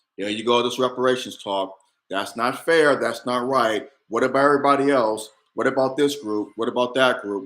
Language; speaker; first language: English; native; English